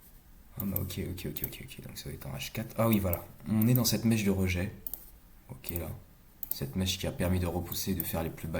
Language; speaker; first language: French; native; French